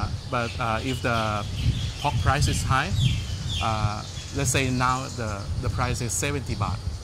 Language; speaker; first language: English; non-native, fluent; Thai